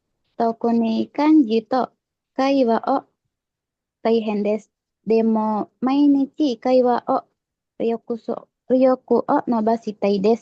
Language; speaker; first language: Japanese; non-native, learner; Indonesian